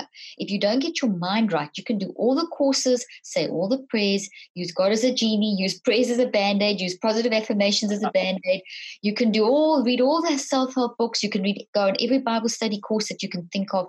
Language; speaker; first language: English; native; English